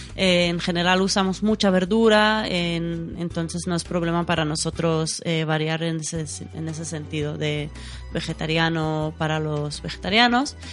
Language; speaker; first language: Spanish; non-native, fluent; Hebrew